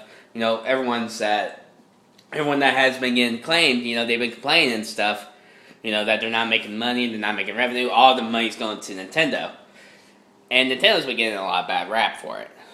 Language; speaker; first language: English; native; English